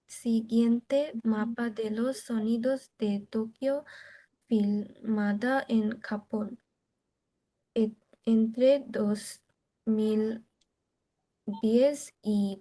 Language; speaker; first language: Spanish; non-native, learner; Bangla